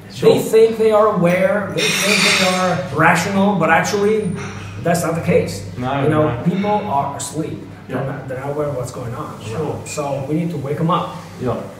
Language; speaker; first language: English; native; English